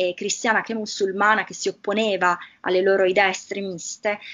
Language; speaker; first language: Italian; native; Italian